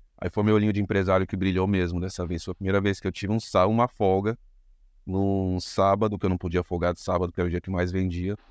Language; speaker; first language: Portuguese; native; Portuguese